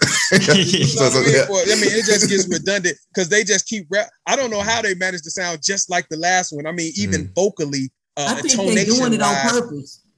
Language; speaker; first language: English; native; English